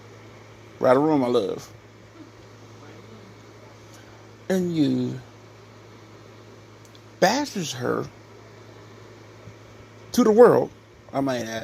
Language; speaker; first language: English; native; English